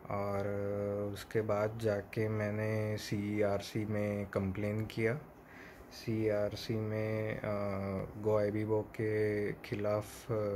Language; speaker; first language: Hindi; non-native, local second language; Gujarati